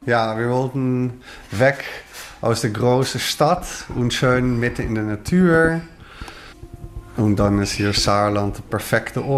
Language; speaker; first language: German; non-native, learner; Dutch